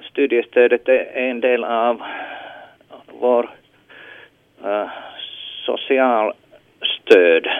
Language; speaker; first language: Swedish; non-native, local second language; Finnish